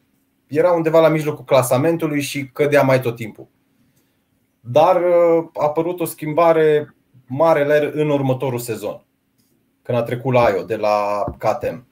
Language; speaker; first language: Romanian; native; Romanian